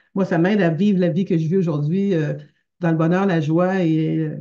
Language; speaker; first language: French; native; French